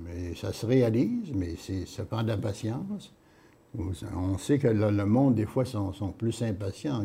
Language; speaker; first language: French; native; French